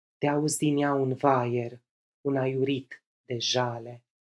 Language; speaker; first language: Romanian; native; Romanian